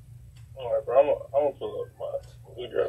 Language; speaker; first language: English; native; English